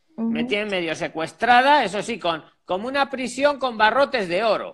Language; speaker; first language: Spanish; native; Spanish